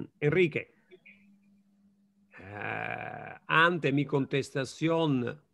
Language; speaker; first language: Spanish; non-native, fluent; Italian